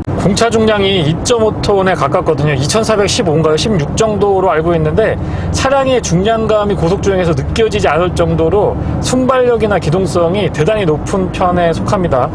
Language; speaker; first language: Korean; native; Korean